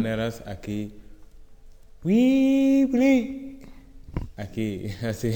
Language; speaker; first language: Spanish; non-native, learner; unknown